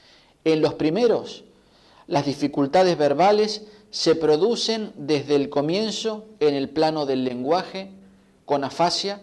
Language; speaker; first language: Spanish; native; Spanish